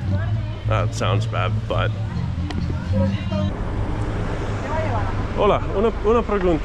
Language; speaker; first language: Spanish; non-native, learner; English